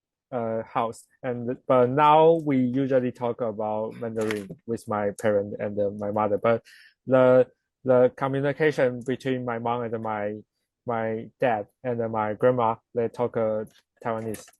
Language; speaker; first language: English; non-native, learner; Chinese